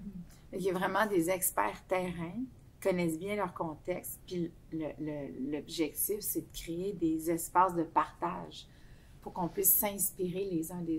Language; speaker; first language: French; native; French